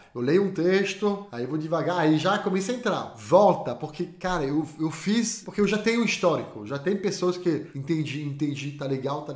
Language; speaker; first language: Portuguese; non-native, fluent; French